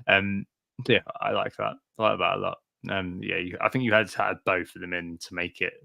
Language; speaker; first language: English; native; English